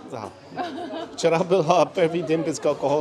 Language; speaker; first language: Russian; non-native, learner; English